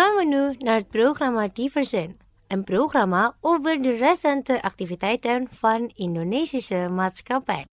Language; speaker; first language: Dutch; non-native, fluent; Indonesian